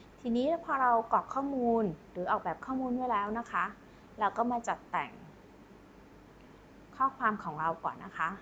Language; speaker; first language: Thai; native; Thai